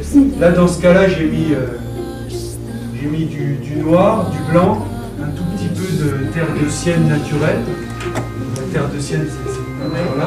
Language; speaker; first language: French; native; French